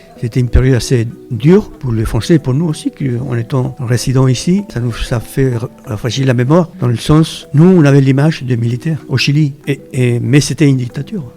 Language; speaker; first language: French; non-native, fluent; Spanish